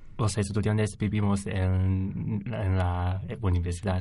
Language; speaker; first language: Spanish; non-native, learner; Chinese